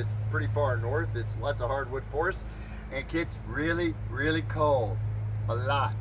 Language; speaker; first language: English; native; English